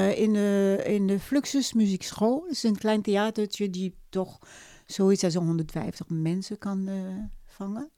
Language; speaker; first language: Dutch; non-native, fluent; French